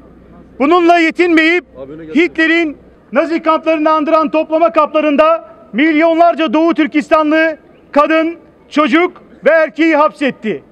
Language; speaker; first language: Turkish; native; Turkish